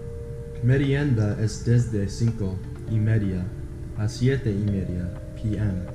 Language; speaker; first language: Spanish; non-native, learner; English